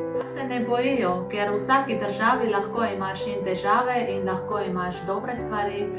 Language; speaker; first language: Slovenian; non-native, fluent; Armenian